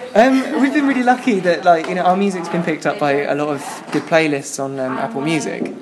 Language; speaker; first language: English; native; English